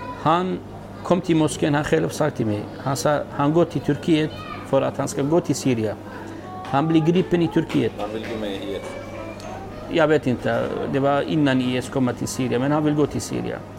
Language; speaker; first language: Swedish; non-native, learner; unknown